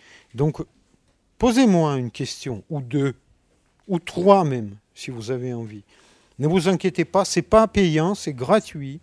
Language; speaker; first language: French; non-native, fluent; Russian